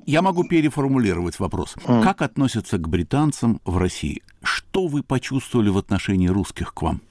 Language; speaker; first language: Russian; native; Russian